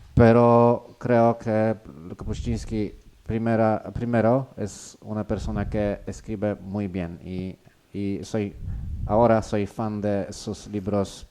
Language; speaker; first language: Spanish; non-native, learner; Polish